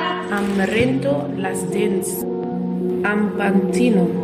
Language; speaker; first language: Catalan; non-native, learner; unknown